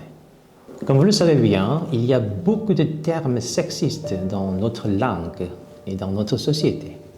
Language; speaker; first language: French; non-native, fluent; Korean